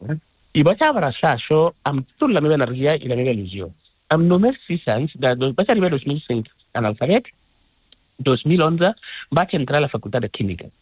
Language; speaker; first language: Catalan; non-native, fluent; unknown